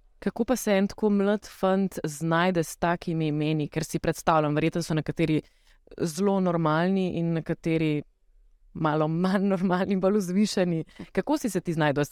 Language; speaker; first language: Slovenian; native; Slovenian